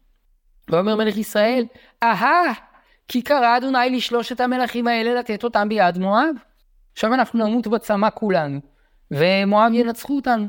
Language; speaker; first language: Hebrew; native; Hebrew